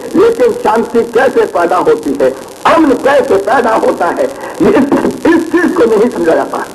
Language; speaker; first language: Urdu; native; Urdu